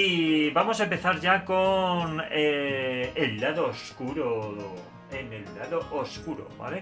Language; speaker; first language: Spanish; native; Spanish